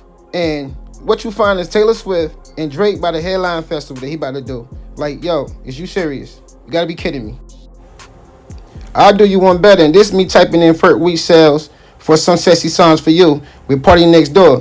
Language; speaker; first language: English; native; English